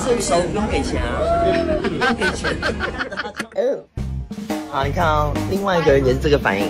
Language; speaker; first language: Chinese; non-native, local second language; Cantonese